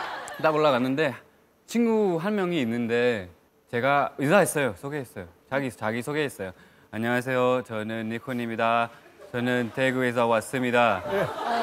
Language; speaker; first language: Korean; non-native, fluent; Thai